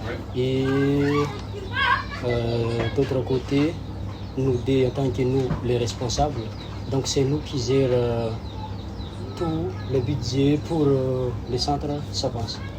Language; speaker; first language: French; non-native, local second language; Malagasy